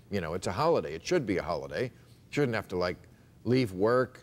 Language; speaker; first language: English; native; English